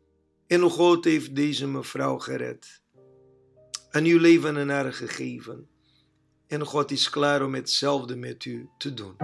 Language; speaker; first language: Dutch; non-native, learner; Portuguese